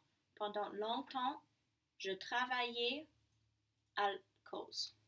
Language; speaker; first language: French; non-native, fluent; English